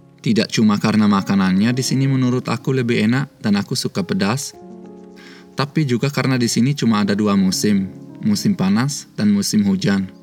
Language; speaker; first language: Indonesian; early bilingual, other home language; Swiss German